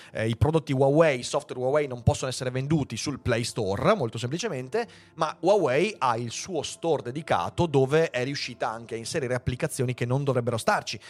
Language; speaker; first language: Italian; native; Italian